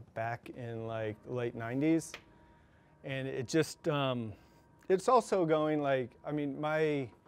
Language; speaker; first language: English; native; English